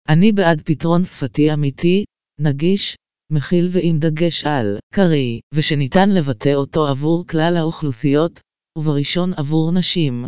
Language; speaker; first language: Hebrew; native; Hebrew